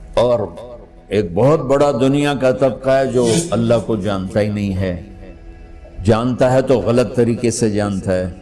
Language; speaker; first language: Urdu; non-native, local second language; Punjabi